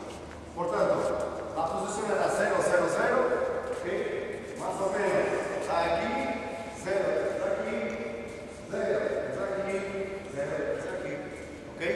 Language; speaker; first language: Spanish; non-native, learner; Portuguese